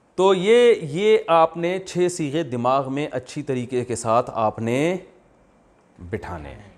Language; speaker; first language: Urdu; native; Urdu